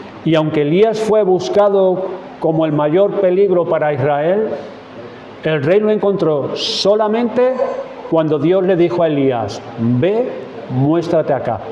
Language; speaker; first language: Spanish; native; Spanish